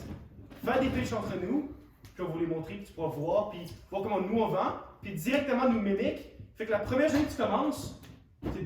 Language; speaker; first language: French; native; French